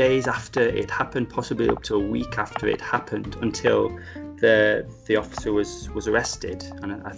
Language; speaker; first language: English; native; English